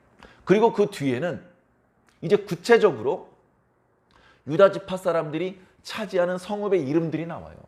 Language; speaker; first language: Korean; native; Korean